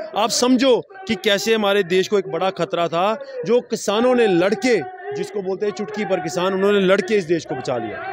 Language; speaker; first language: Hindi; non-native, local second language; Punjabi